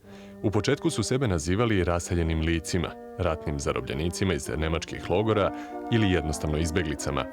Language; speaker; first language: Bosnian; native; Bosnian